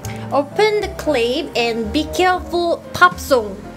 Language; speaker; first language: English; non-native, learner; Korean